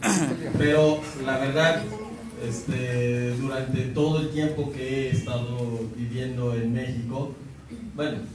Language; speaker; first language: Spanish; non-native, fluent; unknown